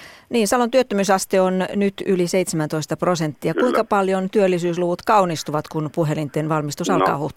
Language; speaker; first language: Finnish; native; Finnish